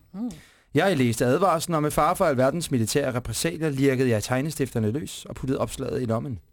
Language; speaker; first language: Danish; native; Danish